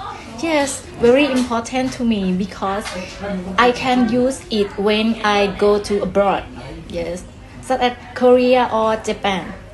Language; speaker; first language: English; non-native, learner; Thai